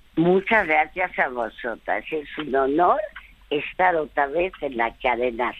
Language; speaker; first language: Spanish; early bilingual, other home language; French